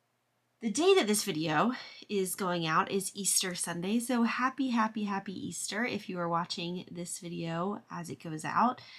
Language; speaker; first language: English; native; English